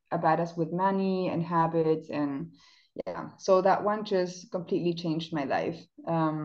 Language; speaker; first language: English; non-native, fluent; Spanish